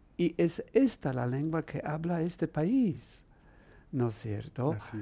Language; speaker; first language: Spanish; non-native, fluent; Polish